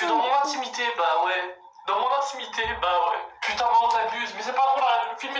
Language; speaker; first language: French; native; French